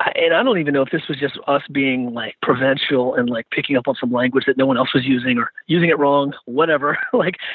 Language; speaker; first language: English; native; English